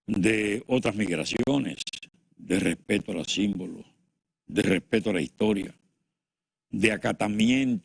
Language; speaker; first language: Spanish; native; Spanish